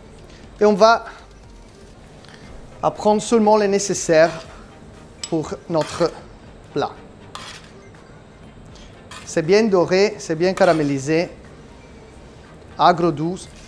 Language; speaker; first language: French; non-native, learner; Italian